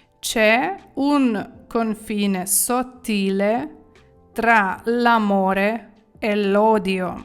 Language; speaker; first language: Italian; non-native, fluent; Ukrainian